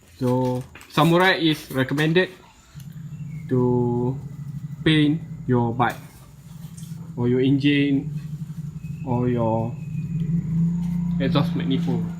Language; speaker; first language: English; non-native, local second language; Malay